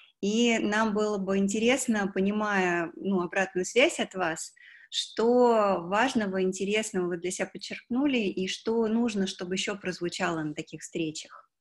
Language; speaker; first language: Russian; native; Russian